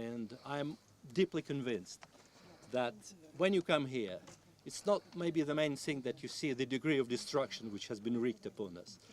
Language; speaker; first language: English; non-native, fluent; Ukrainian